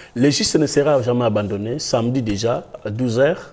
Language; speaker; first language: French; non-native, local second language; Lingala